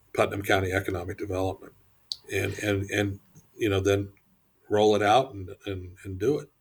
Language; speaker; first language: English; native; English